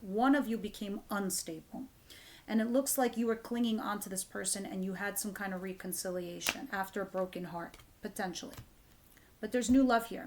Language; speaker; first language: English; native; English